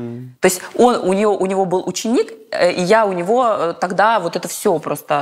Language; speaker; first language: Russian; native; Russian